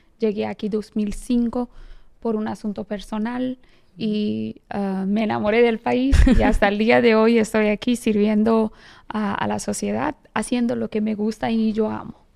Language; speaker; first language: Spanish; non-native, fluent; Persian